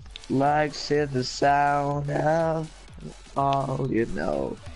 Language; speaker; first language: English; non-native, learner; French